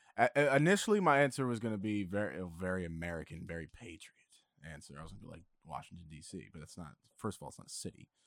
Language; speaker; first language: English; native; English